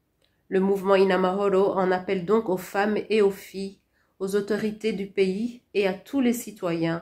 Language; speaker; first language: French; non-native, local second language; Rundi